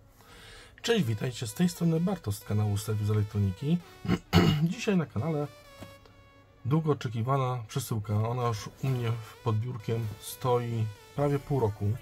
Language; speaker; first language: Polish; native; Polish